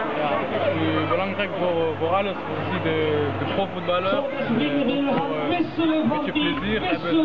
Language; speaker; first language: Dutch; non-native, learner; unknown